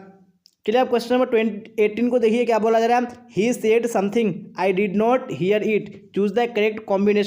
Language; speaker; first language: Hindi; native; Hindi